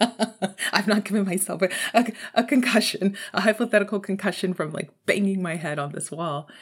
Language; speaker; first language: English; native; English